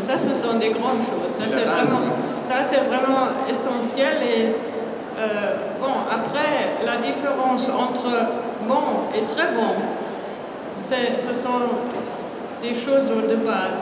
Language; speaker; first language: French; non-native, fluent; German